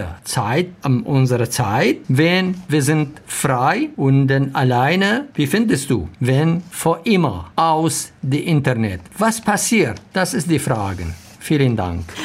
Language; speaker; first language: German; non-native, learner; Arabic